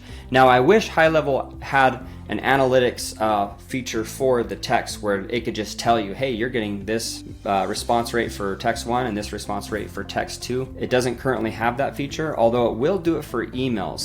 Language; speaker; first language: English; native; English